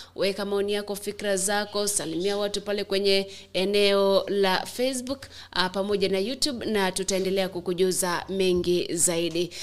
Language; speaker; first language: Swahili; non-native, local second language; Gusii